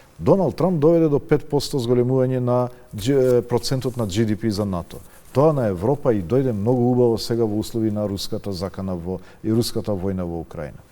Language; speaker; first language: Macedonian; non-native, local second language; Albanian